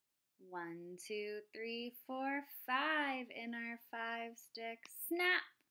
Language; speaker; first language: English; native; English